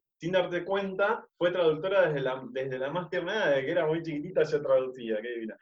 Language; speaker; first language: Spanish; native; Spanish